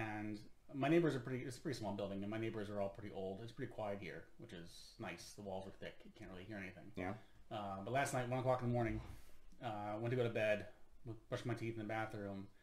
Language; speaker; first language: English; native; English